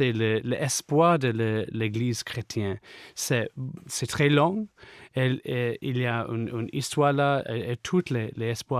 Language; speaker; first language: French; non-native, fluent; English